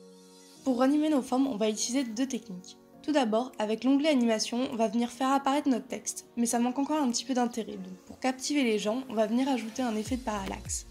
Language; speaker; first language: French; native; French